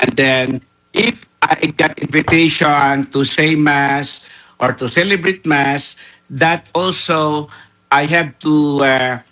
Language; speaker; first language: English; non-native, local second language; Filipino